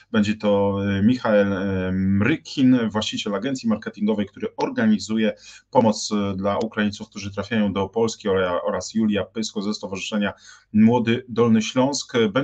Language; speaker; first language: Polish; native; Polish